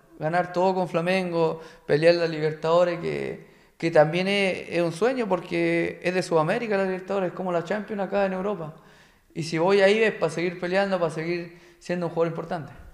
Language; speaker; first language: Spanish; native; Spanish